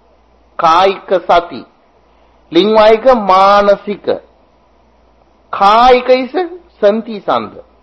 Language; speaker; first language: Chinese; non-native, fluent; Sinhala